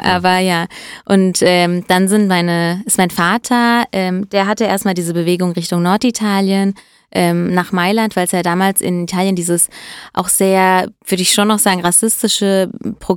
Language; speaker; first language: German; early bilingual, other home language; Italian